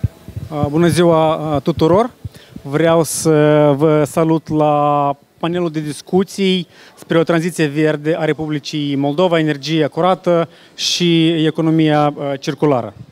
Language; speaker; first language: Romanian; native; Romanian